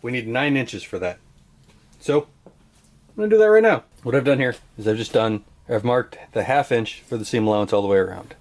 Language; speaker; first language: English; native; English